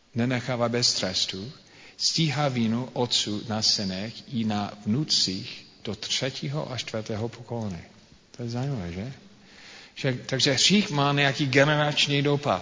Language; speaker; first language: Czech; non-native, fluent; English